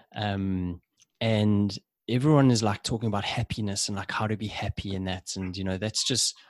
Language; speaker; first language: English; native; English